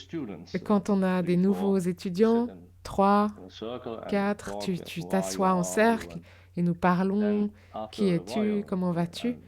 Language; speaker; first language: French; non-native, fluent; German